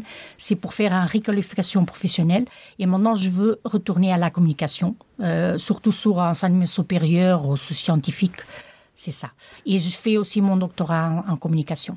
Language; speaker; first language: French; non-native, learner; Portuguese